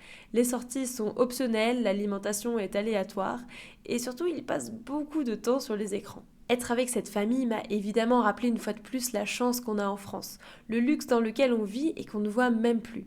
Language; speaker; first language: French; native; French